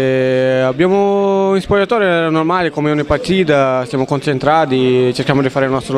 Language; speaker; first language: Italian; non-native, fluent; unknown